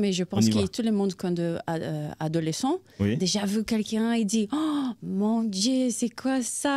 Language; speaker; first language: French; non-native, fluent; Portuguese